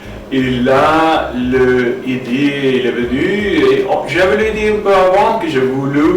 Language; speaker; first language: French; non-native, fluent; Swedish